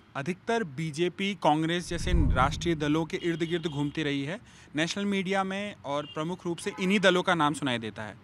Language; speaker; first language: Hindi; native; Hindi